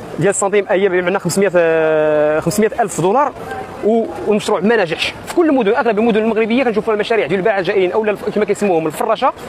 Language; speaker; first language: Arabic; native; Arabic